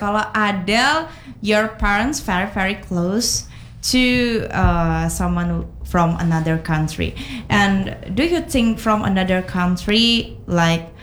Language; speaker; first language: English; non-native, learner; Indonesian